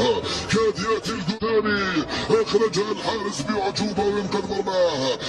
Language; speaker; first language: Arabic; native; Arabic